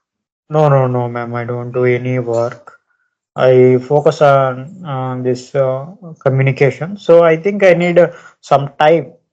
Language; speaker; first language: English; non-native, learner; Telugu